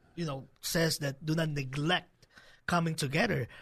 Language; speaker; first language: English; non-native, local second language; Filipino